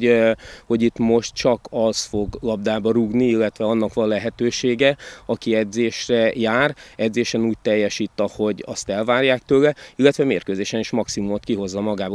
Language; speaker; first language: Hungarian; native; Hungarian